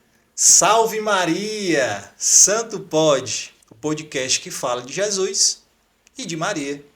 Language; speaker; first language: Portuguese; native; Portuguese